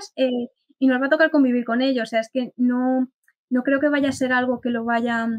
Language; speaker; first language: Spanish; native; Spanish